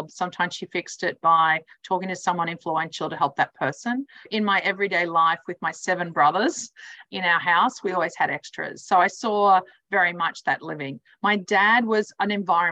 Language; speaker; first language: English; native; English